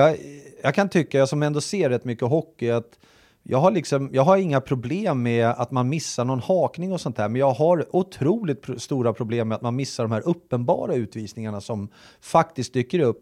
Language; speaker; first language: Swedish; native; Swedish